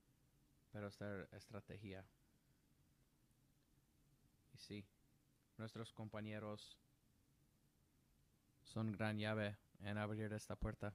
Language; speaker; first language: Spanish; non-native, learner; English